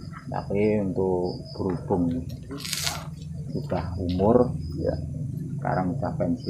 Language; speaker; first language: Indonesian; non-native, local second language; Javanese